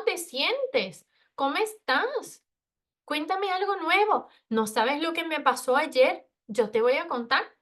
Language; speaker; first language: Spanish; non-native, fluent; Portuguese